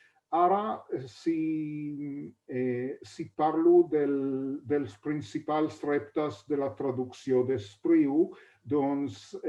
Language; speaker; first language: Catalan; non-native, fluent; Hebrew